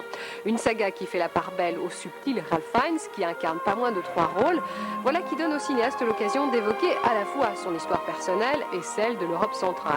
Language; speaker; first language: French; native; French